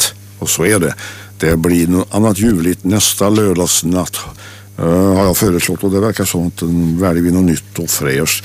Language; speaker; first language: Swedish; native; Swedish